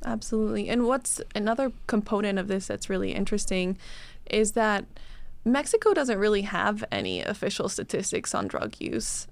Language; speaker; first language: English; native; English